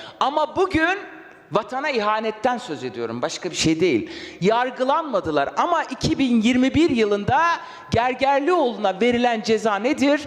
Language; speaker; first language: Turkish; non-native, local second language; Kurdish